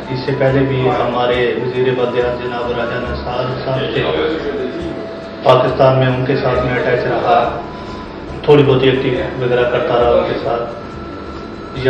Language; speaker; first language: Urdu; non-native, local second language; Pahari-Potwari